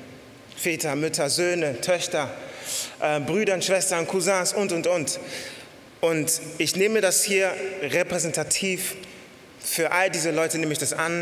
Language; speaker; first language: German; early bilingual, other home language; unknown